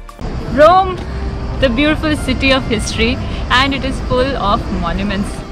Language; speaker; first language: English; non-native, local second language; Hindi